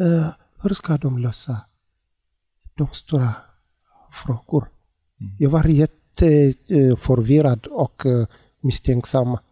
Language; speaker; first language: Swedish; non-native, learner; Tigrinya